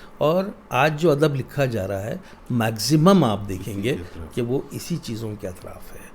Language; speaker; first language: Urdu; native; Urdu